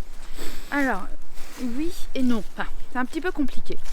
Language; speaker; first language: French; native; French